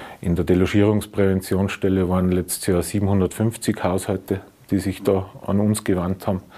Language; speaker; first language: German; native; German